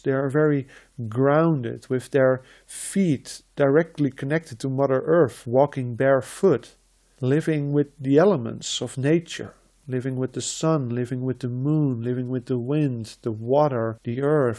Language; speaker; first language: English; non-native, fluent; Dutch